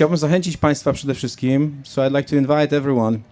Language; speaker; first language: English; non-native, fluent; Polish